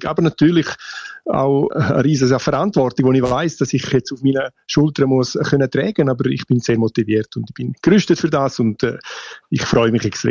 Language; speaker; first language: German; native; German